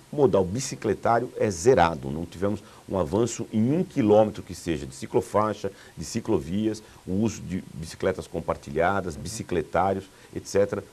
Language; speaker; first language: Portuguese; native; Portuguese